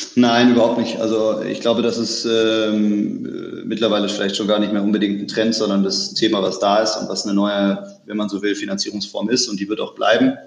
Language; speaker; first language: German; native; German